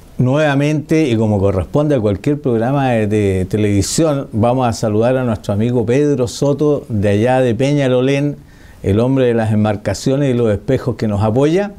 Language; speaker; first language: Spanish; native; Spanish